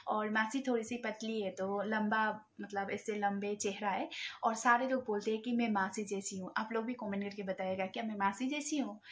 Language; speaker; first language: Hindi; non-native, local second language; Nepali